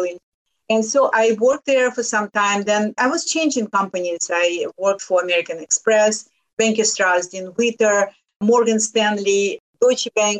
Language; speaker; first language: English; non-native, fluent; Lithuanian